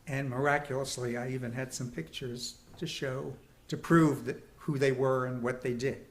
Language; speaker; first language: English; native; English